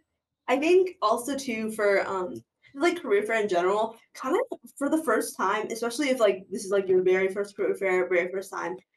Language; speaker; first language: English; native; English